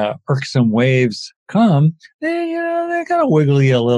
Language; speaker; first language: English; native; English